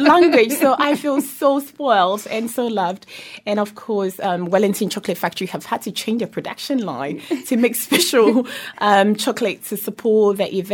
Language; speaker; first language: English; native; English